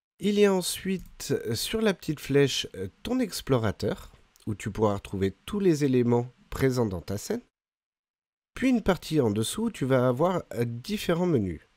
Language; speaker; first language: French; native; French